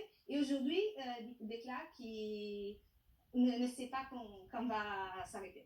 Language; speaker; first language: French; non-native, fluent; Italian